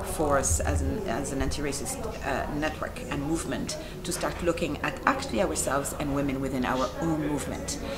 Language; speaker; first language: English; non-native, fluent; Arabic